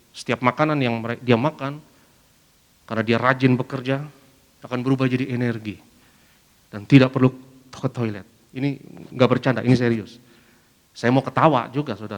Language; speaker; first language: Indonesian; native; Indonesian